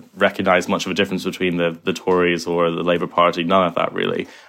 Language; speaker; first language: English; native; English